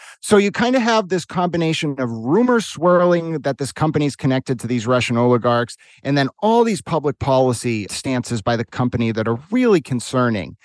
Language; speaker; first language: English; native; English